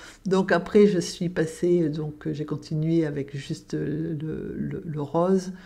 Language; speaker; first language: French; native; French